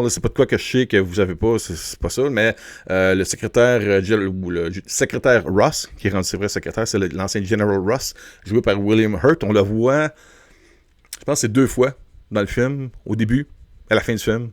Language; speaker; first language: French; native; French